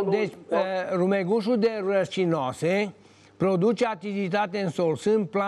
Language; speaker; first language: Romanian; native; Romanian